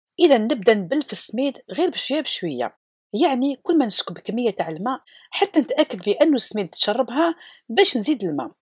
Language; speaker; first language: Arabic; native; Arabic